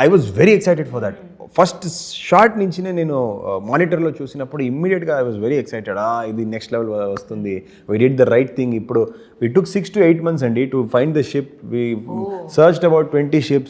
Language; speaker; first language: Telugu; non-native, learner; Kannada